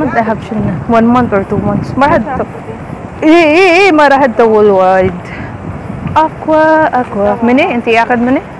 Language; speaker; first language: Arabic; non-native, learner; Filipino